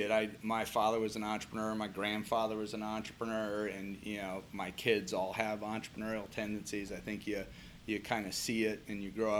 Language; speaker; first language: English; native; English